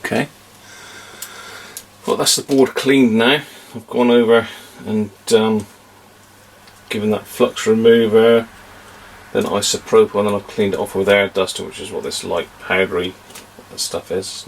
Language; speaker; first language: English; native; English